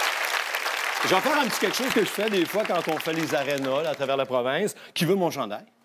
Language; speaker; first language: French; native; French